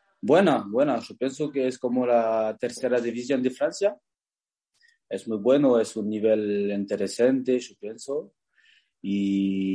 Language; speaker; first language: Spanish; non-native, learner; French